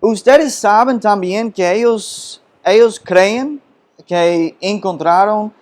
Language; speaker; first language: Spanish; non-native, fluent; English